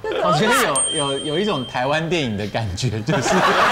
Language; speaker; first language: Chinese; native; Chinese